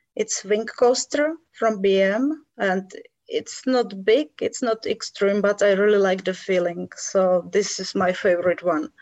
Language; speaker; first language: English; non-native, fluent; Czech